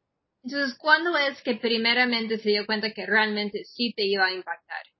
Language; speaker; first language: Spanish; non-native, fluent; English